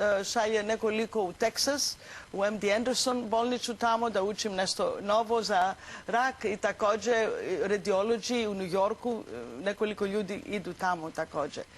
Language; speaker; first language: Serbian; non-native, learner; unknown